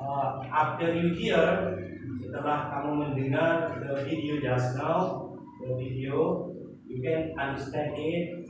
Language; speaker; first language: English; non-native, learner; Indonesian